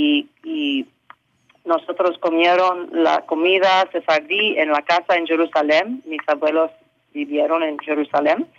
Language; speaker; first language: Spanish; early bilingual, heritage; English